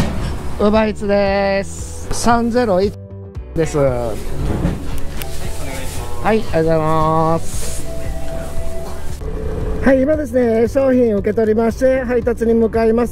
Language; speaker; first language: Japanese; native; Japanese